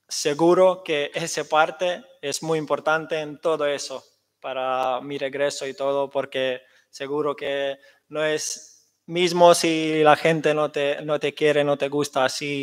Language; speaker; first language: Spanish; non-native, fluent; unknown